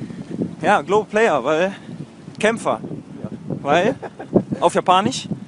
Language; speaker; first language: German; native; German